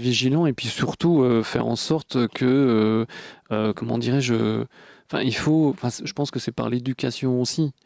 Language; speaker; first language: French; native; French